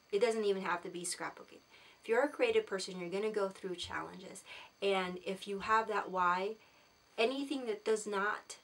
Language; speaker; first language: English; non-native, local second language; Filipino